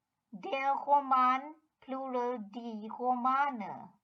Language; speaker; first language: German; non-native, fluent; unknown